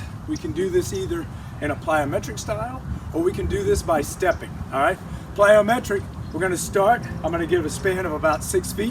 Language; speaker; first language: English; native; English